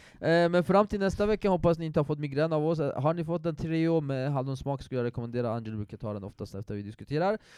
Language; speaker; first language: Swedish; non-native, fluent; Persian